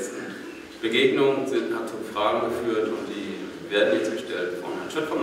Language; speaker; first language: German; native; German